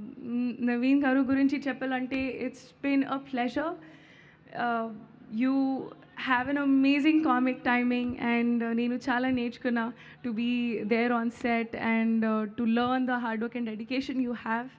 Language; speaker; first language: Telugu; non-native, local second language; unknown